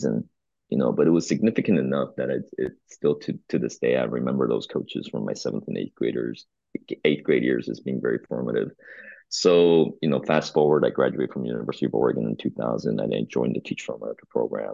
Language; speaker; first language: English; early bilingual, other home language; Korean